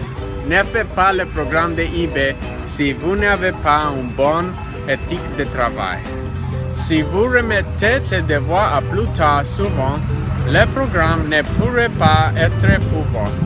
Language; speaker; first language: French; non-native, learner; English